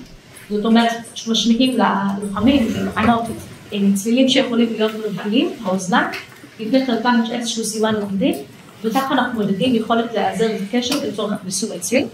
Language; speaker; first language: Hebrew; native; Hebrew